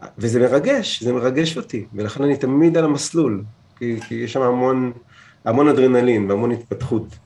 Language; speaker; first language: Hebrew; native; Hebrew